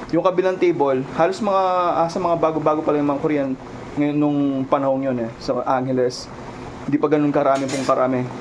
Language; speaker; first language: Filipino; non-native, local second language; Pampanga